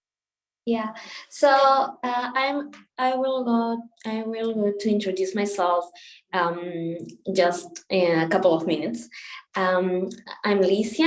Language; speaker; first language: English; non-native, local second language; Spanish